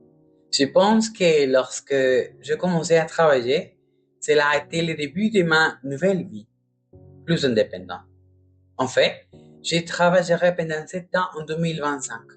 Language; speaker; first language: French; non-native, learner; Spanish